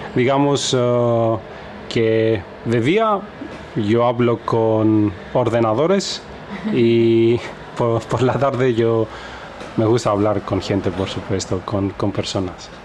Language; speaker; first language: Spanish; non-native, fluent; Greek